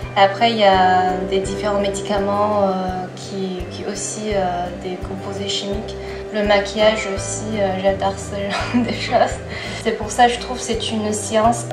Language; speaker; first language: French; non-native, fluent; Chinese